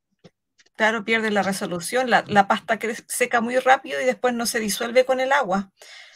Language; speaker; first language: Spanish; native; Spanish